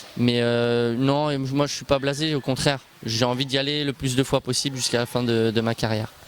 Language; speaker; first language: French; early bilingual, other home language; Bosnian